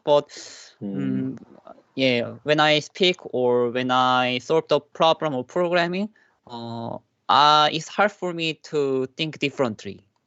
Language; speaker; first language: English; non-native, learner; Korean